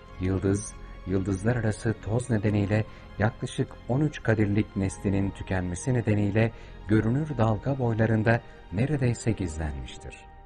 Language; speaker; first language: Turkish; native; Turkish